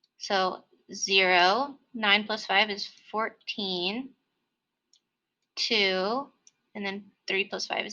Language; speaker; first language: English; native; English